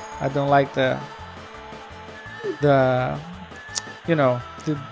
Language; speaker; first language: English; non-native, fluent; Portuguese